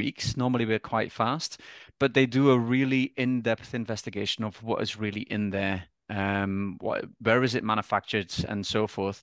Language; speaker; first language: English; non-native, fluent; Dutch